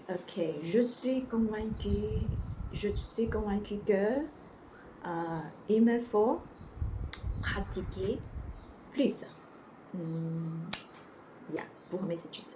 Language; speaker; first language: French; non-native, learner; Chinese